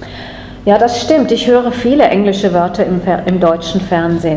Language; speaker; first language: German; non-native, fluent; English